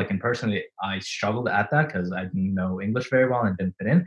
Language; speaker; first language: English; non-native, fluent; Russian